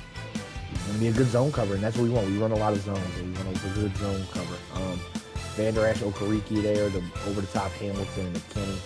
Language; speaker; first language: English; native; English